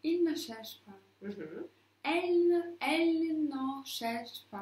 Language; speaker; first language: French; non-native, learner; Russian